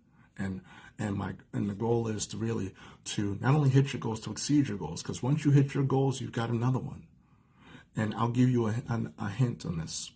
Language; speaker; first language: English; native; English